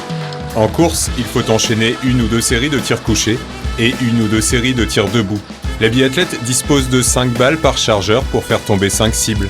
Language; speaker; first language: French; native; French